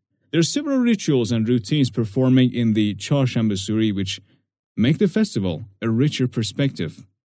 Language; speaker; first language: English; non-native, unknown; Persian